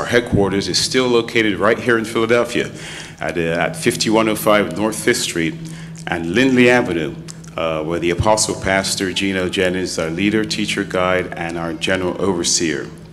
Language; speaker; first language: English; native; English